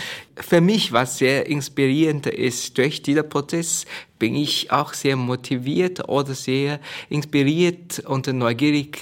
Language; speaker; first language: German; non-native, learner; Chinese